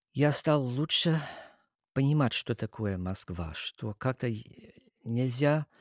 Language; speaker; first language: Russian; non-native, fluent; English